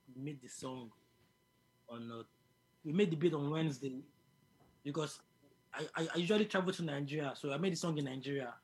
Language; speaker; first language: English; non-native, local second language; Yoruba